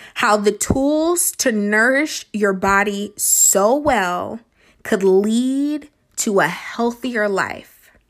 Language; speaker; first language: English; native; English